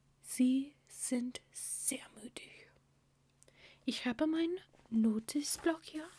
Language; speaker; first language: German; non-native, learner; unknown